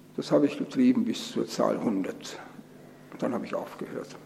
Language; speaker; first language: German; native; German